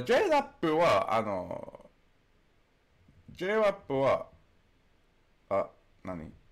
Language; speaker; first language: Japanese; non-native, learner; English